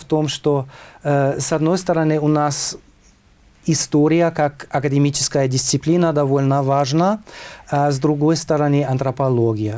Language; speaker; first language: Russian; non-native, fluent; German